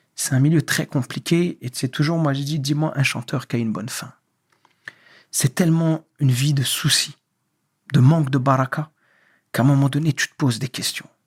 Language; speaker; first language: French; native; French